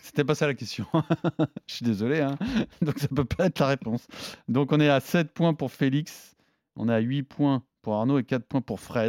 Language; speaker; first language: French; native; French